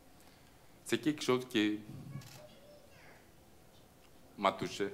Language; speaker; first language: French; non-native, fluent; Romanian